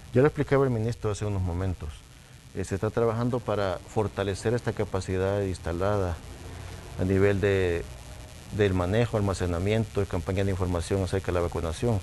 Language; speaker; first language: Spanish; native; Spanish